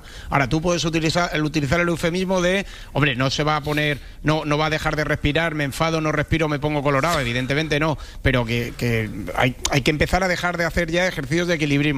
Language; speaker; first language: Spanish; native; Spanish